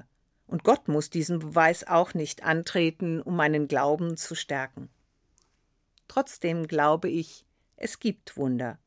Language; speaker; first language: German; native; German